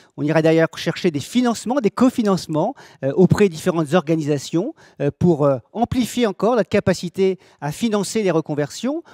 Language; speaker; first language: French; native; French